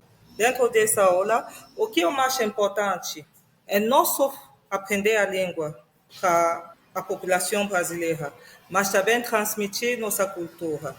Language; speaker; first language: Portuguese; non-native, fluent; French